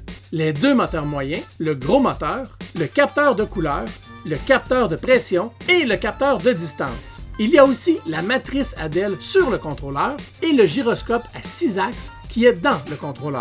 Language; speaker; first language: French; native; French